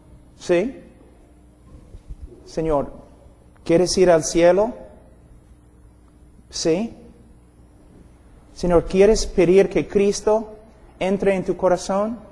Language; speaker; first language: Spanish; non-native, fluent; English